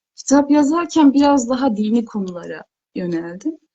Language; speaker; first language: Turkish; native; Turkish